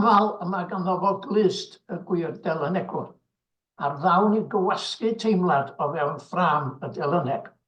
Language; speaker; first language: Welsh; native; Welsh